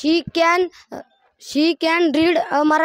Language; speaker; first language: English; non-native, learner; Marathi